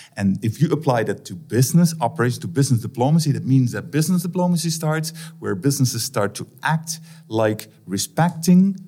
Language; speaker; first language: English; non-native, fluent; Dutch